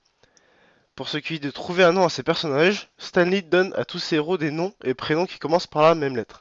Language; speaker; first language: French; native; French